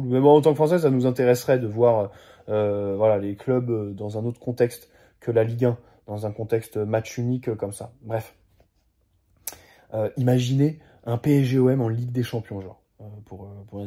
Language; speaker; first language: French; native; French